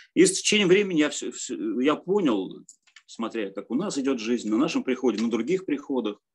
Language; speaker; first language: Russian; native; Russian